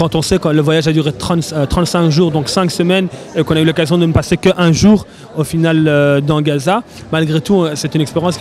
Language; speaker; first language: French; native; French